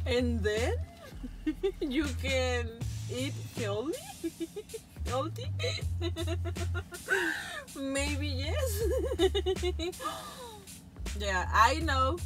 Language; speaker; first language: English; non-native, learner; Spanish